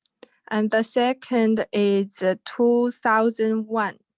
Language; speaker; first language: English; non-native, learner; Chinese